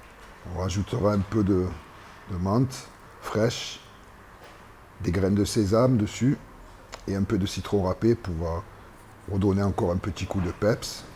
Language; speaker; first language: French; native; French